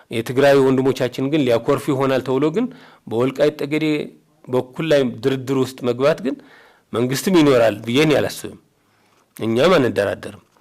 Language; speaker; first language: Amharic; native; Amharic